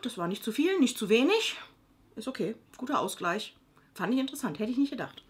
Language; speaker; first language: German; native; German